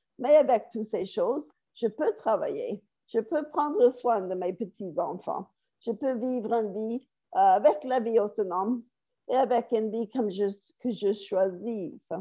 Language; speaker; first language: French; non-native, fluent; English